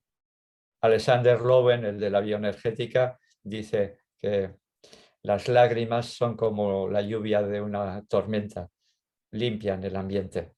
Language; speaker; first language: Spanish; native; Spanish